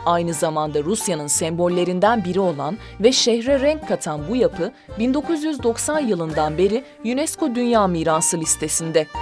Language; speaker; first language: Turkish; native; Turkish